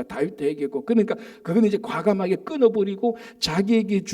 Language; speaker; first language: Korean; native; Korean